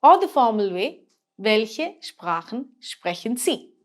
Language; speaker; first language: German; non-native, fluent; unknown